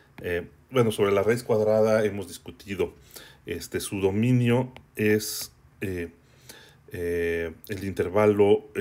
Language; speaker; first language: Spanish; native; Spanish